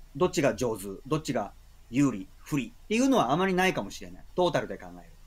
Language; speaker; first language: Japanese; native; Japanese